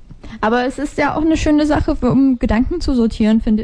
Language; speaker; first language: German; native; German